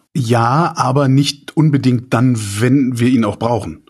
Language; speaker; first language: German; native; German